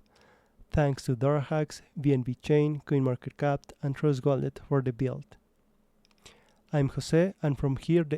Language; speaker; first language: English; non-native, fluent; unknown